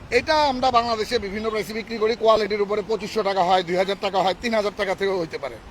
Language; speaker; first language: Bangla; native; Bangla